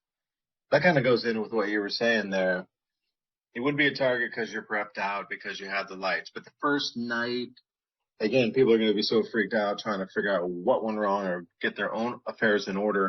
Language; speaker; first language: English; native; English